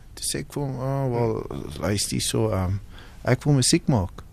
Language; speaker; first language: Afrikaans; native; Afrikaans